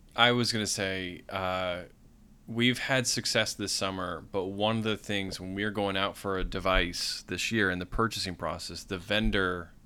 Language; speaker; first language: English; native; English